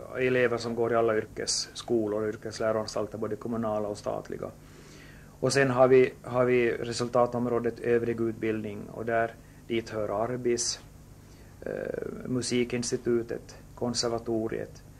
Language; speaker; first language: Swedish; native; Swedish